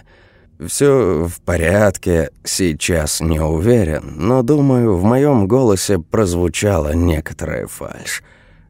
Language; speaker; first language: Russian; native; Russian